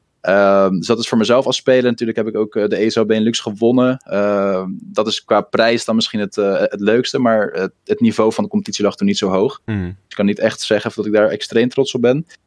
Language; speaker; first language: Dutch; early bilingual, other home language; Russian